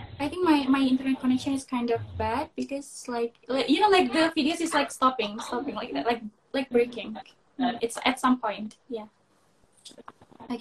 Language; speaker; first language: English; non-native, local second language; Indonesian